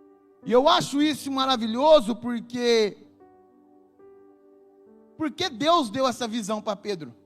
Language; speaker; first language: Portuguese; native; Portuguese